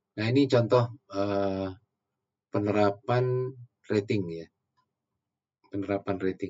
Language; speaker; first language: Indonesian; native; Indonesian